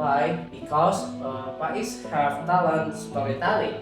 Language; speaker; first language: English; non-native, learner; Indonesian